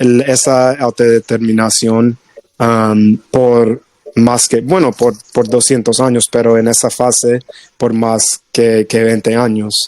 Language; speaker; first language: Spanish; non-native, fluent; English